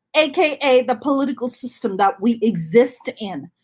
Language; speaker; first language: English; non-native, local second language; Urdu